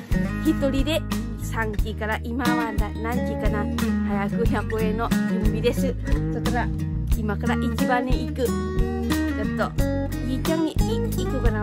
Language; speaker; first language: Japanese; non-native, learner; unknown